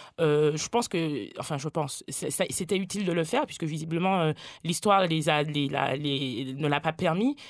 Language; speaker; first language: French; native; French